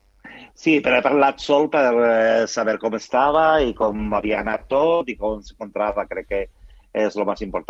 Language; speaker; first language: Catalan; non-native, local second language; Spanish